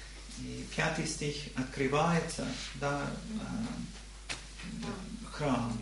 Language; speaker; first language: Russian; non-native, learner; English